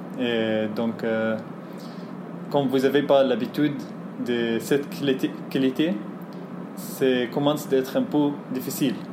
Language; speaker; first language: French; non-native, learner; Arabic